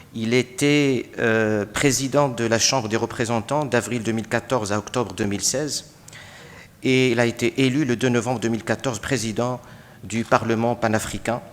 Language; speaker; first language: French; non-native, local second language; Arabic